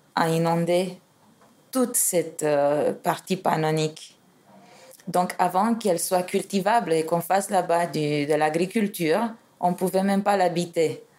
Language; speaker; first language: French; non-native, fluent; Romanian